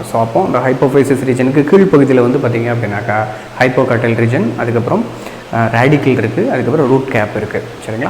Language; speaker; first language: Tamil; native; Tamil